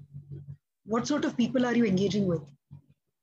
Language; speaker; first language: English; non-native, local second language; Gujarati